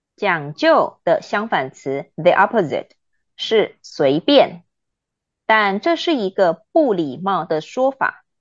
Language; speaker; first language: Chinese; native; Chinese